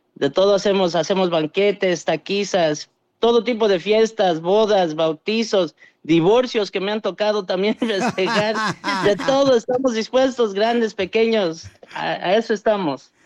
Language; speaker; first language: Spanish; early bilingual, heritage; Spanish